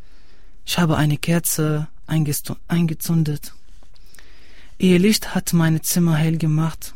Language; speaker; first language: German; non-native, learner; Arabic